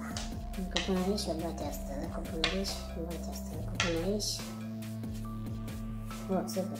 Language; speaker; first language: Romanian; non-native, learner; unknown